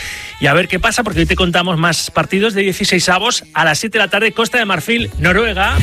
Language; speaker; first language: Spanish; native; Spanish